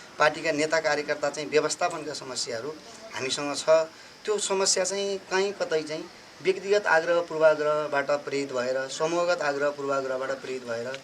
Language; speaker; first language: Nepali; native; Nepali